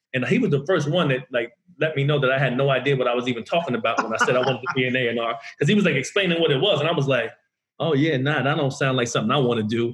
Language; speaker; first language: English; native; English